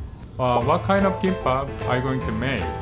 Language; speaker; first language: English; non-native, learner; Korean